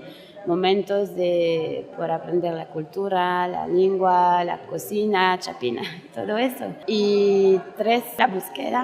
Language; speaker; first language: Spanish; non-native, learner; French